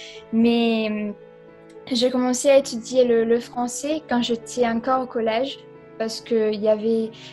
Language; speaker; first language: French; non-native, fluent; Italian